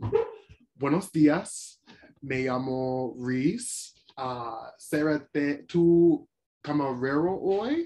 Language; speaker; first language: Spanish; non-native, learner; English